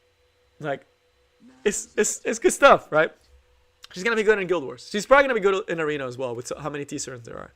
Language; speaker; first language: English; native; English